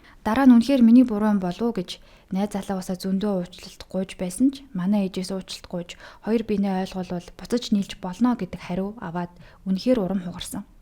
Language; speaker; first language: Mongolian; native; Mongolian